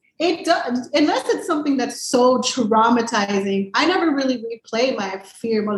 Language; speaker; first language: English; native; English